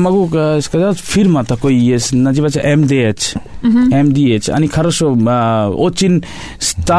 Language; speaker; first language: Russian; non-native, learner; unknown